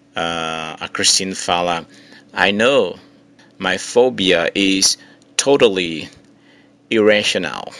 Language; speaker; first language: English; non-native, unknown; Portuguese